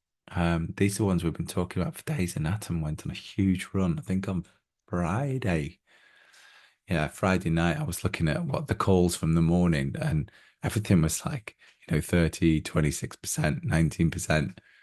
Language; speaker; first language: English; native; English